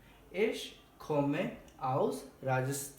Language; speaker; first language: German; non-native, fluent; Hindi